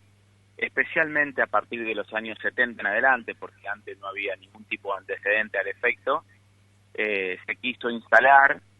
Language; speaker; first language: Spanish; native; Spanish